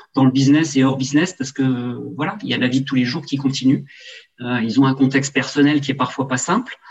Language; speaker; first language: French; native; French